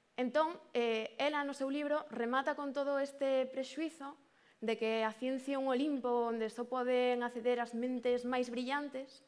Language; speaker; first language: Galician; native; Galician